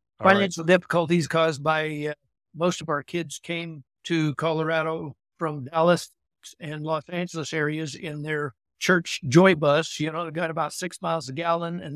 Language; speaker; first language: English; native; English